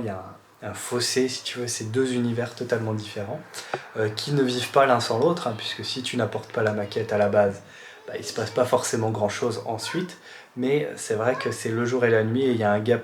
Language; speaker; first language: French; native; French